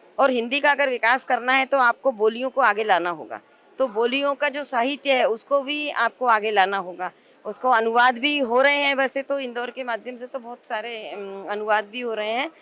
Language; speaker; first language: Hindi; native; Hindi